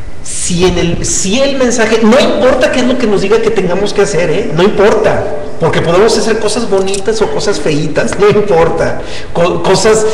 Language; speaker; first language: Spanish; native; Spanish